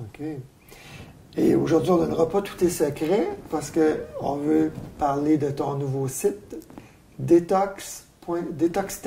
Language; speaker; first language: French; native; French